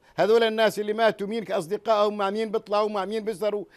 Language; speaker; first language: Arabic; native; Arabic